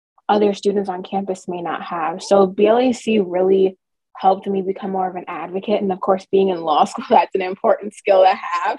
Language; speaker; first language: English; native; English